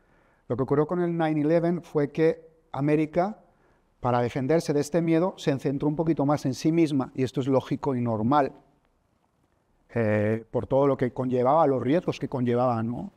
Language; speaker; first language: Spanish; native; Spanish